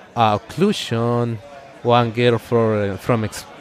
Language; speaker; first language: English; non-native, fluent; Spanish